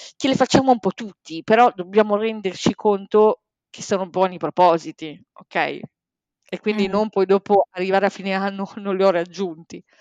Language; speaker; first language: Italian; native; Italian